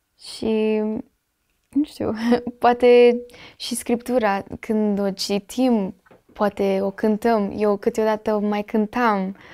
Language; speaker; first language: Romanian; early bilingual, heritage; Romanian